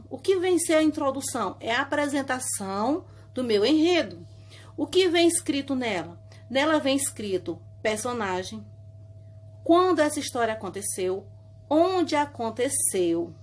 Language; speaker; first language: Portuguese; native; Portuguese